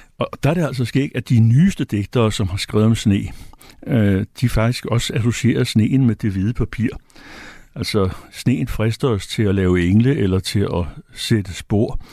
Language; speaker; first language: Danish; native; Danish